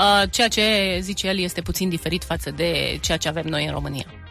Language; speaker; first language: Romanian; native; Romanian